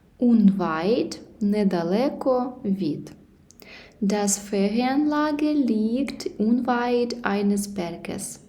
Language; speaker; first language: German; non-native, fluent; Ukrainian